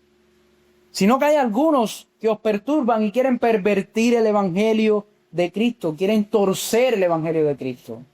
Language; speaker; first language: Spanish; native; Spanish